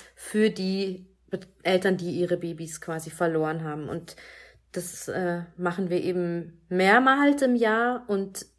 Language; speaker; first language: German; native; German